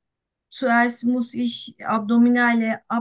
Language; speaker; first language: German; non-native, learner; Turkish